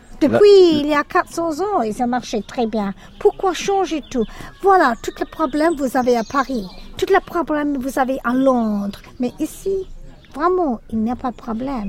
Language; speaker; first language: French; non-native, learner; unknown